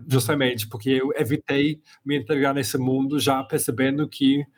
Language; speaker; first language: Portuguese; non-native, fluent; English